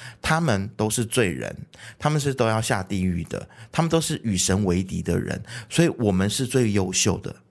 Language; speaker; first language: Chinese; native; Chinese